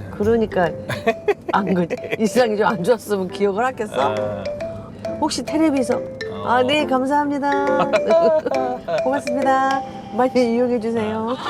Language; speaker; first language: Korean; native; Korean